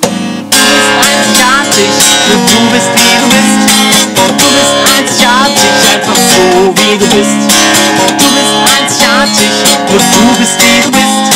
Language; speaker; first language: German; native; German